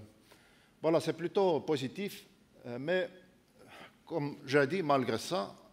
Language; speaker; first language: French; non-native, fluent; Estonian